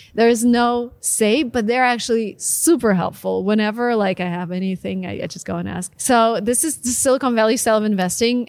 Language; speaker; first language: English; non-native, fluent; Russian